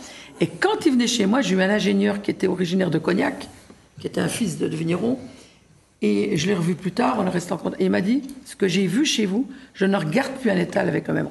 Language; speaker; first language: French; native; French